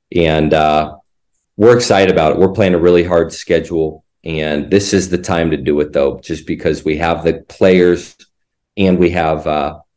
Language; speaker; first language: English; native; English